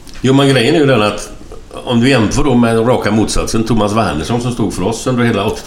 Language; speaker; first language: Swedish; native; Swedish